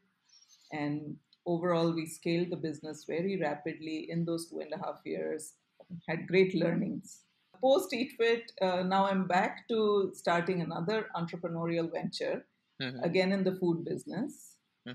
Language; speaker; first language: English; non-native, local second language; Gujarati